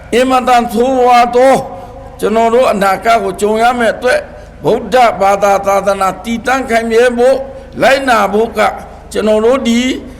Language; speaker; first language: Burmese; non-native, local second language; Pa'o Karen